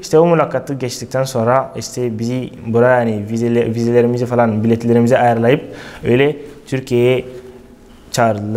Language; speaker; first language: Turkish; non-native, fluent; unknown